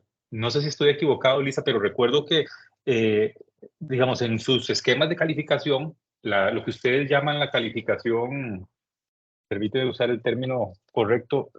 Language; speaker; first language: Spanish; native; Spanish